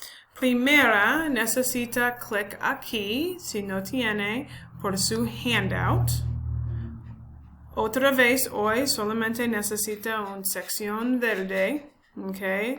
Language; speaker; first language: Spanish; non-native, learner; English